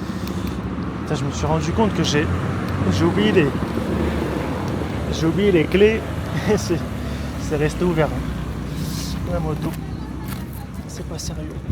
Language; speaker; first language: French; native; French